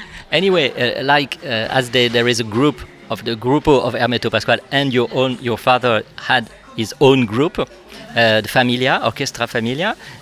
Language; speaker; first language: English; non-native, fluent; French